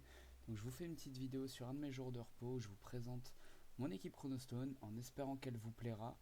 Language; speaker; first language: French; native; French